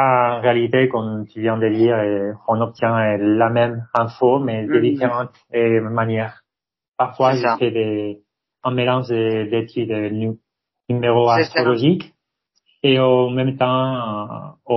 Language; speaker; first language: French; non-native, fluent; Spanish